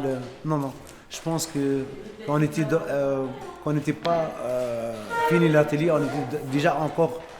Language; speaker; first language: French; non-native, learner; Arabic